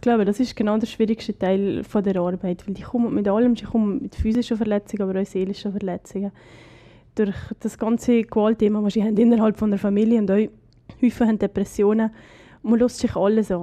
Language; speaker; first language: German; native; German